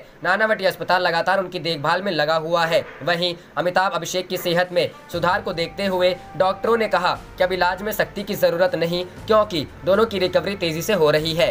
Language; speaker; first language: Hindi; native; Hindi